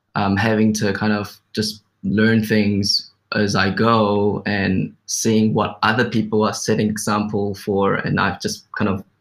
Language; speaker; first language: English; native; English